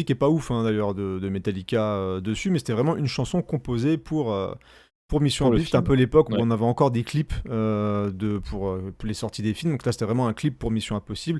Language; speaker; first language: French; native; French